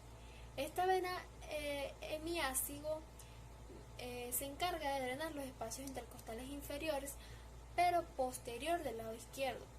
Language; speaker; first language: Spanish; native; Spanish